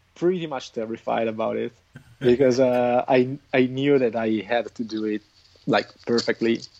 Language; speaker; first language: English; non-native, fluent; Italian